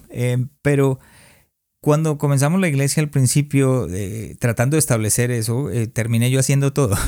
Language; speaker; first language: Spanish; early bilingual, heritage; Spanish